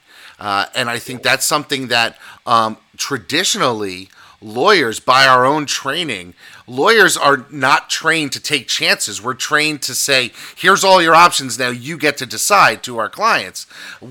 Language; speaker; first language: English; native; English